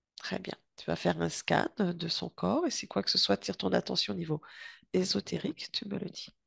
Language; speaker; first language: French; native; French